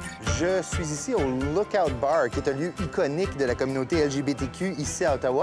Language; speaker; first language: French; native; French